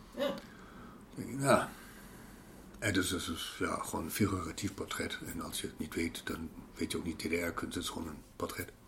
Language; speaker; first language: Dutch; non-native, fluent; German